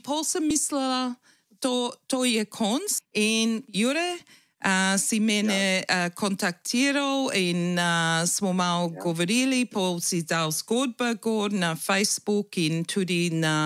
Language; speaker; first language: Slovenian; early bilingual, heritage; English